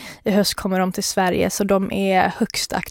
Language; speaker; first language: Swedish; native; Swedish